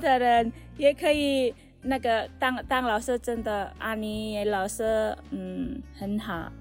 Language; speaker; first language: Chinese; non-native, learner; Indonesian